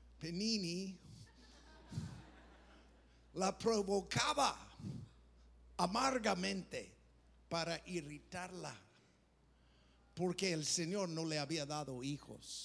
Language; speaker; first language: Spanish; non-native, fluent; English